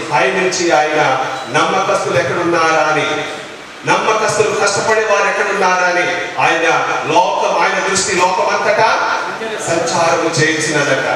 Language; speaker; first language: Telugu; non-native, local second language; Lambadi